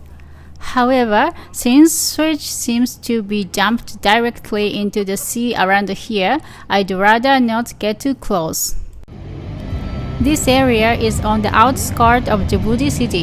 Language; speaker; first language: English; non-native, learner; Japanese